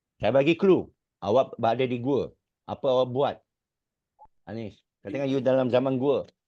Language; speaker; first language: Malay; non-native, local second language; Chinese